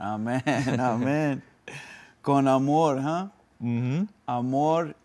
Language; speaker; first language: Spanish; early bilingual, heritage; Spanish